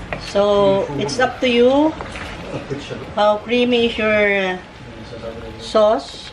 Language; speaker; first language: English; non-native, local second language; Filipino